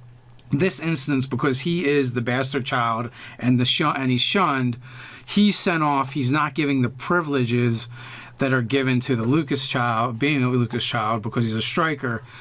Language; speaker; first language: English; native; English